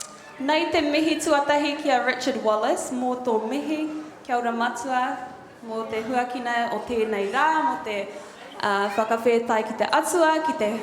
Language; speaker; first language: Māori; non-native, local second language; English